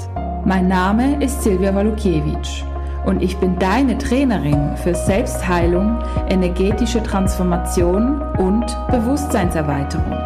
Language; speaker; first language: German; native; German